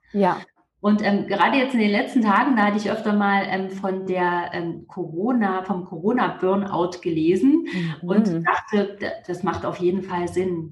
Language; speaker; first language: German; native; German